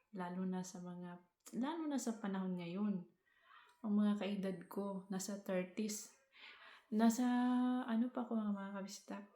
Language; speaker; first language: Filipino; non-native, local second language; Cebuano